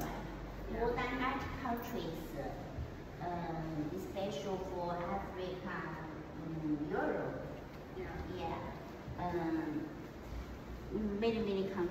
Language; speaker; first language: English; non-native, learner; Chinese